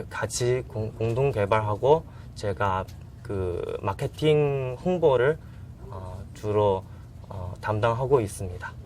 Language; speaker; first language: Korean; non-native, fluent; Chinese